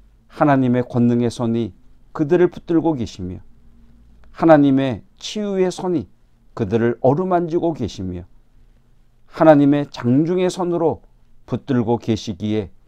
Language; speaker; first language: Korean; native; Korean